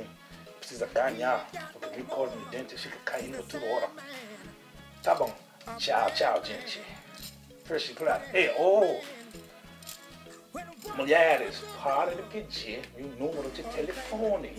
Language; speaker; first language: Portuguese; non-native, learner; English